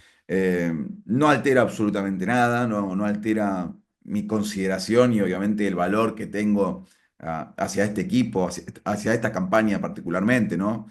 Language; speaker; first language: Spanish; native; Spanish